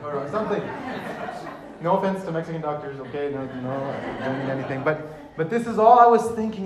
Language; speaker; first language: English; early bilingual, other home language; Spanish